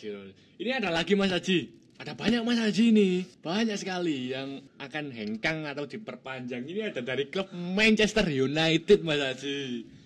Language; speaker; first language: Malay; non-native, local second language; Javanese